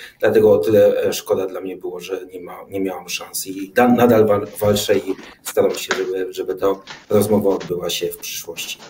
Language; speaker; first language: Polish; early bilingual, heritage; German